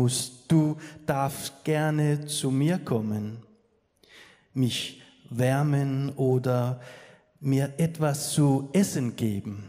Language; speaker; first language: German; non-native, learner; Danish